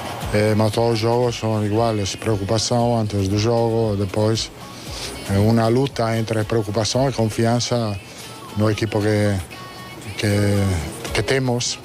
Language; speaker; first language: Portuguese; non-native, learner; Italian